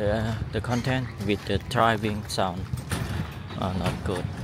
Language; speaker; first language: English; non-native, learner; Khmer